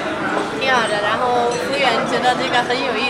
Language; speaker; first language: Chinese; non-native, fluent; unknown